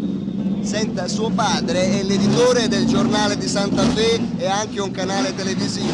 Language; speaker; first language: Italian; native; Italian